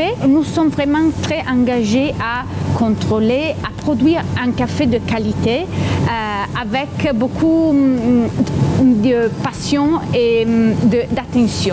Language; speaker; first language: French; non-native, fluent; Italian